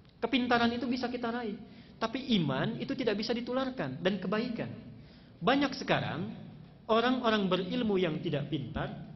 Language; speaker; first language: Indonesian; native; Indonesian